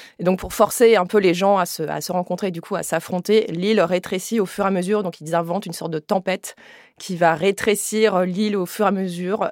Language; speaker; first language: French; native; French